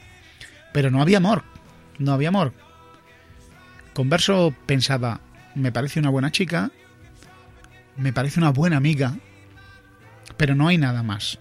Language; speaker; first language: Spanish; native; Spanish